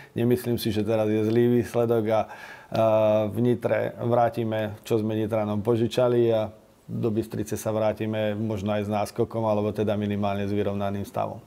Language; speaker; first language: Slovak; native; Slovak